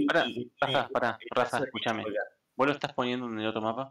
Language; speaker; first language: Spanish; native; Spanish